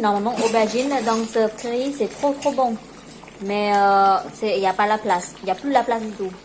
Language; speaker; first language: French; non-native, local second language; Khmer